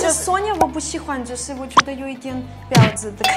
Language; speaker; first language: Chinese; non-native, learner; Ukrainian